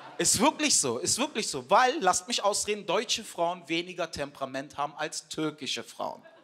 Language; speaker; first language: German; early bilingual, other home language; Turkish